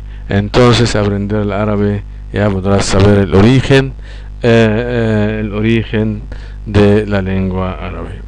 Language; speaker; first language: Spanish; non-native, fluent; Arabic